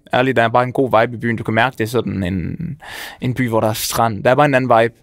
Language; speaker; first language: Danish; native; Danish